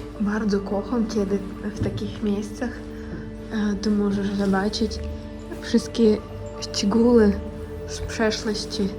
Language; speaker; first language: Polish; non-native, learner; Russian